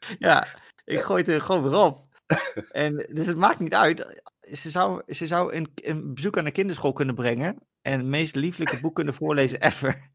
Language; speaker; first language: Dutch; native; Dutch